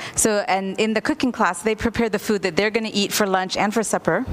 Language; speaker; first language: English; non-native, fluent; Spanish